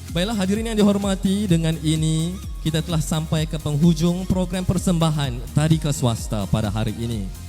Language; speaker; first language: Malay; native; Malay